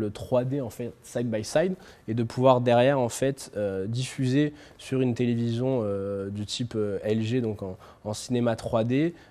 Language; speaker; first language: French; native; French